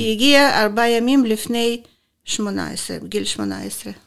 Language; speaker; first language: Hebrew; non-native, fluent; Russian